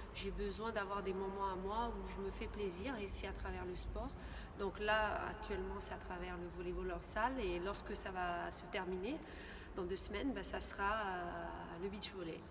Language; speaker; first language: French; native; French